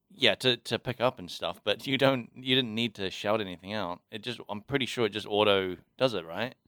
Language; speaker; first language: English; native; English